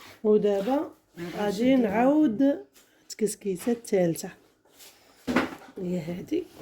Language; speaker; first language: Arabic; native; Arabic